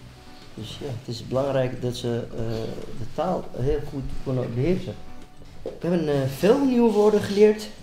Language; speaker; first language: Dutch; non-native, fluent; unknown